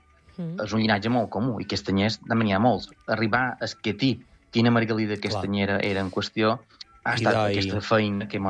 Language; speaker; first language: Catalan; native; Catalan